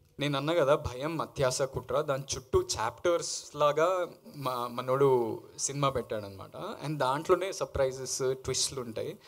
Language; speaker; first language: Telugu; native; Telugu